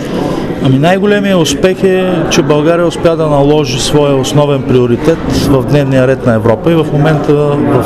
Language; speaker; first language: Bulgarian; native; Bulgarian